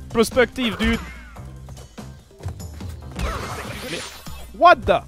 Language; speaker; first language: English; non-native, fluent; French